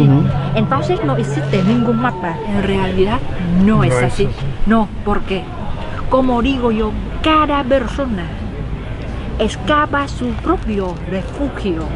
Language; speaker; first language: Spanish; non-native, fluent; Vietnamese